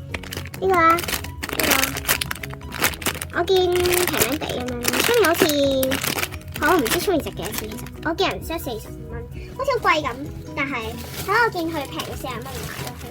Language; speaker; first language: Cantonese; native; Cantonese